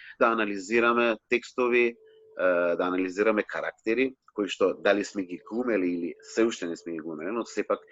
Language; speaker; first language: Macedonian; non-native, local second language; Turkish